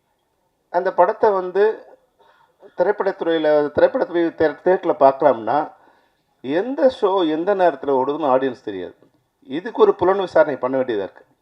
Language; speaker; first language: Tamil; native; Tamil